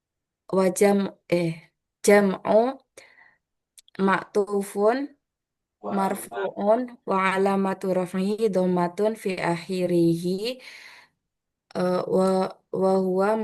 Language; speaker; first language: Arabic; non-native, learner; Indonesian